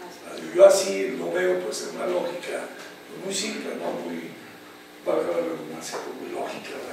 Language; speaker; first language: Spanish; native; Spanish